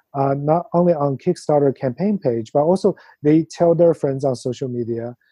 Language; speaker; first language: English; non-native, fluent; Chinese